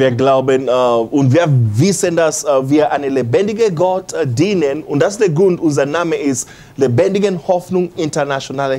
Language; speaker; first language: German; non-native, learner; English